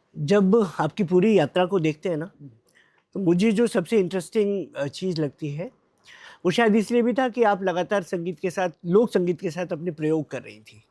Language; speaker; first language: Hindi; native; Hindi